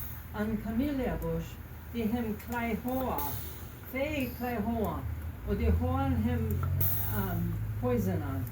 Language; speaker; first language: German; early bilingual, heritage; Low German